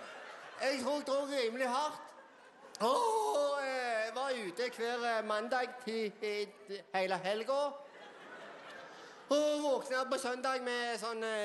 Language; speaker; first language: Norwegian; native; Norwegian